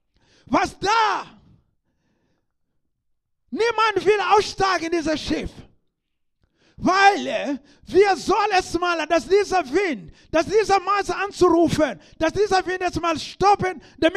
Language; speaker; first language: German; non-native, learner; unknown